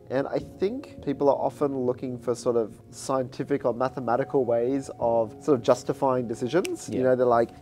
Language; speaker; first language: English; native; English